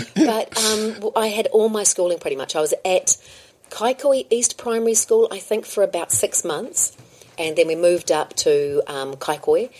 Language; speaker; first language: English; native; English